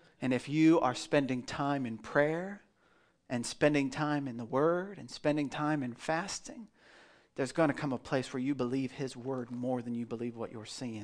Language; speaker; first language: English; native; English